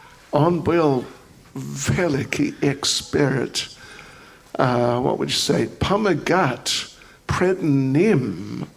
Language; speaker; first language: Russian; non-native, fluent; English